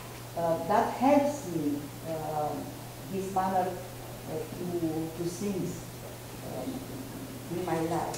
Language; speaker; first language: English; non-native, fluent; Romanian